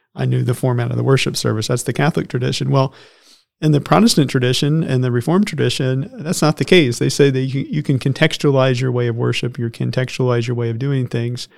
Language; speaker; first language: English; native; English